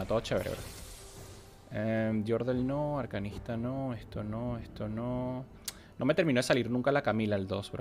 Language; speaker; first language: Spanish; native; Spanish